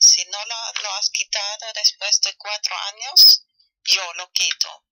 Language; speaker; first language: Spanish; non-native, learner; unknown